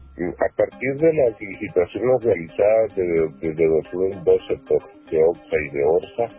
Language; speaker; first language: Spanish; native; Spanish